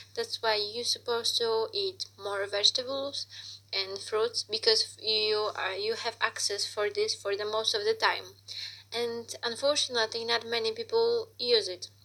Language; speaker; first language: English; non-native, fluent; Polish